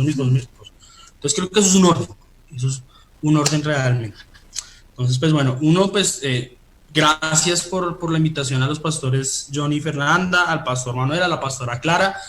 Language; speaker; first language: Spanish; native; Spanish